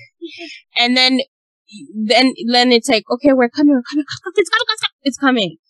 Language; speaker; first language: English; non-native, local second language; Ganda